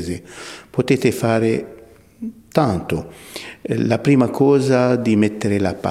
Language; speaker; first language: Italian; non-native, fluent; Arabic